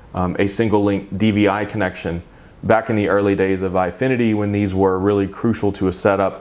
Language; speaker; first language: English; native; English